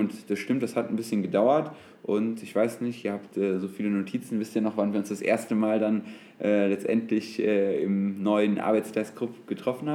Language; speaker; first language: German; native; German